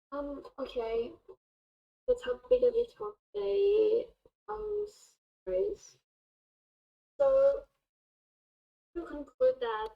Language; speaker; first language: English; non-native, fluent; Thai